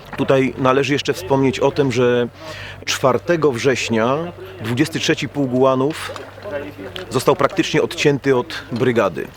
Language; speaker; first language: Polish; native; Polish